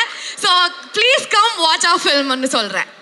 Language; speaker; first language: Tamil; non-native, learner; Kannada